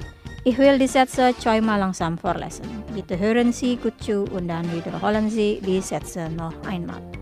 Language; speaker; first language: German; non-native, fluent; Indonesian